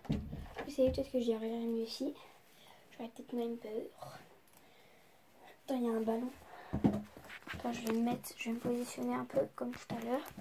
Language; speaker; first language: French; native; French